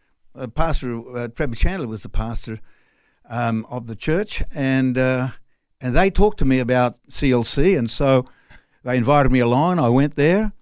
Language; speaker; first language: English; non-native, local second language; French